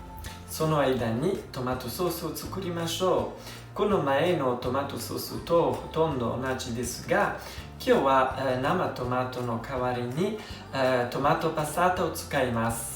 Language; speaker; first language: Japanese; non-native, learner; Italian